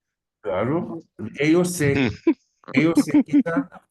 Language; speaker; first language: Spanish; non-native, fluent; English